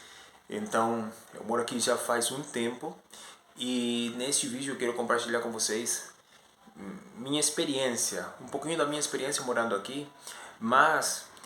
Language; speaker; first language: Portuguese; non-native, fluent; Spanish